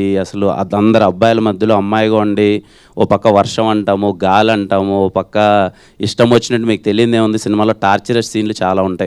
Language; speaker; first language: Telugu; native; Telugu